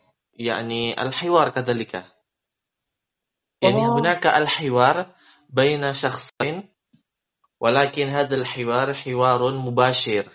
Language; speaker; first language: Arabic; non-native, learner; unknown